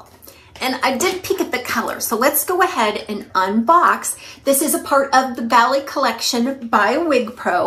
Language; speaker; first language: English; native; English